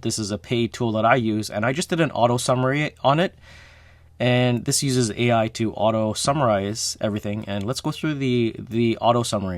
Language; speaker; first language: English; native; English